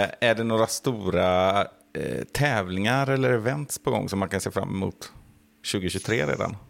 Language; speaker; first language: Swedish; native; Swedish